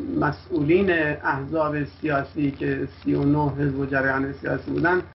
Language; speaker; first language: Persian; non-native, local second language; Kurdish